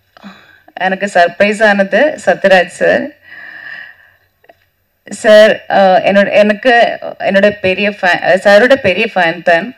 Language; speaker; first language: Tamil; non-native, learner; Malayalam